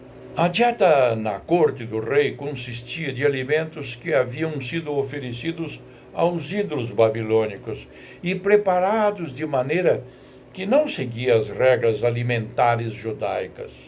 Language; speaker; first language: Portuguese; native; Portuguese